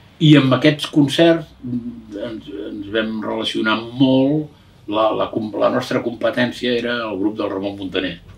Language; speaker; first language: Catalan; native; Catalan